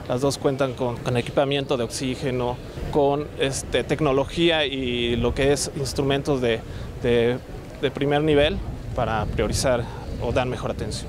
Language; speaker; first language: Spanish; native; Spanish